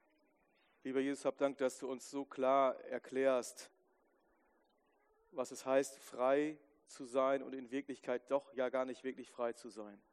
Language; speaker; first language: German; native; German